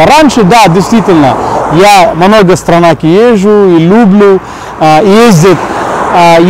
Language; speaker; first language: Russian; non-native, learner; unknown